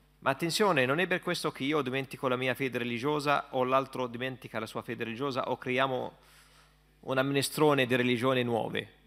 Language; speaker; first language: Italian; non-native, fluent; Arabic